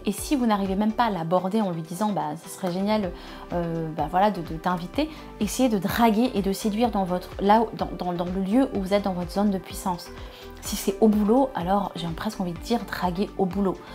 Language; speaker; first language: French; native; French